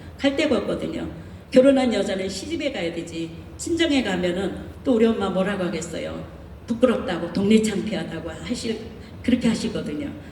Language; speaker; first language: Korean; native; Korean